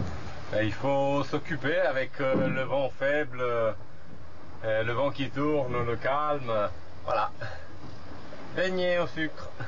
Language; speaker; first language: French; non-native, fluent; Italian